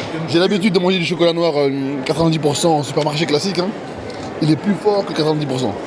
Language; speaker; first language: French; native; French